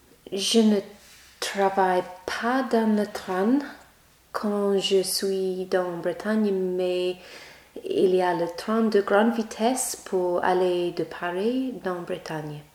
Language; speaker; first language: French; non-native, learner; English